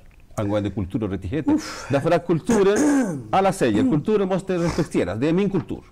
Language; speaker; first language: Swedish; non-native, fluent; Spanish